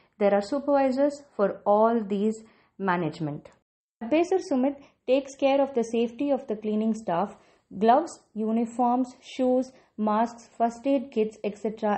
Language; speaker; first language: English; non-native, local second language; Tamil